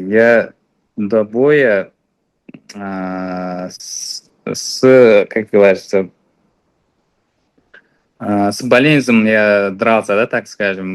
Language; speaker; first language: Russian; non-native, fluent; Uzbek